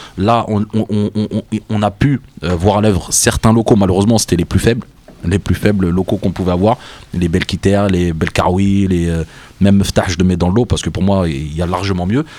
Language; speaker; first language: French; native; French